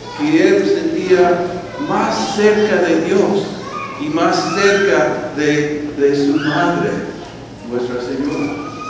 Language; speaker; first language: Spanish; non-native, fluent; English